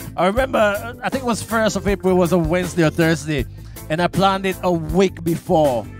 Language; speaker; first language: English; non-native, local second language; Seselwa Creole French